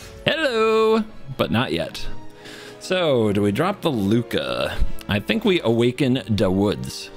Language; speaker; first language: English; native; English